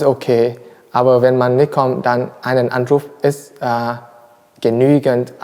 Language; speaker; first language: German; non-native, learner; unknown